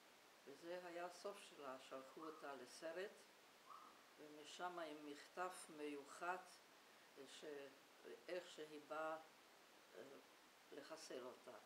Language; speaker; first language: Hebrew; non-native, fluent; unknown